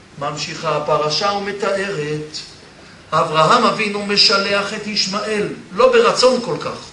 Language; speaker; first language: Hebrew; early bilingual, other home language; Polish